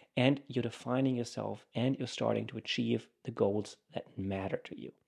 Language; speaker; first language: English; non-native, fluent; German